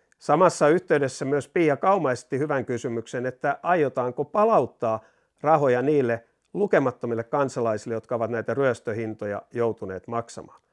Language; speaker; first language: Finnish; native; Finnish